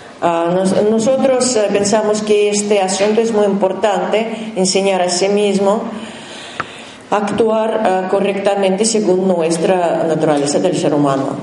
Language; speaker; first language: Spanish; non-native, learner; Russian